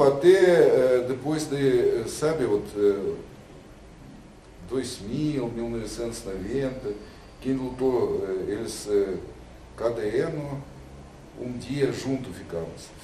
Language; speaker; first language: Portuguese; non-native, learner; Russian